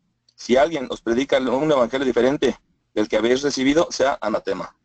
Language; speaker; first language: Spanish; native; Spanish